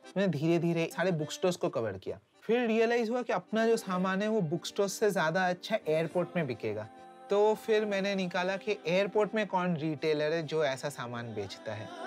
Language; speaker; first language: Hindi; non-native, local second language; Bangla